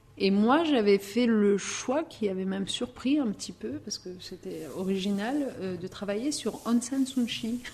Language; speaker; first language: French; early bilingual, other home language; Riffian